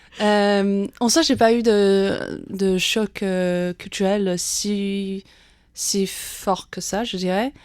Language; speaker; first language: French; non-native, fluent; Chinese